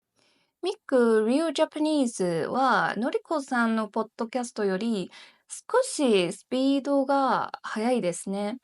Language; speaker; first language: Japanese; non-native, learner; Chinese